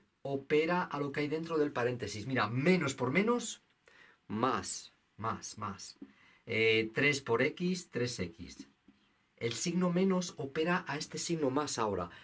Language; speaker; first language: Spanish; native; Spanish